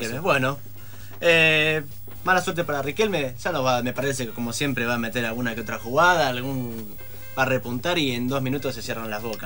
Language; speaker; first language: Spanish; native; Spanish